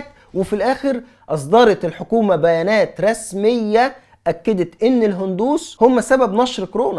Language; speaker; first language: Arabic; native; Arabic